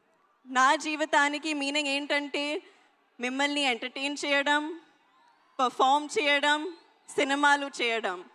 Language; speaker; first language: Telugu; non-native, learner; Hindi